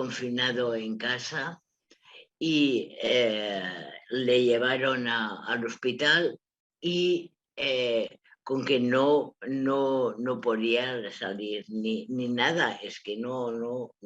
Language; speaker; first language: Spanish; non-native, local second language; Catalan